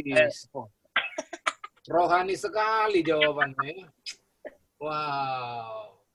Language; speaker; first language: Indonesian; native; Indonesian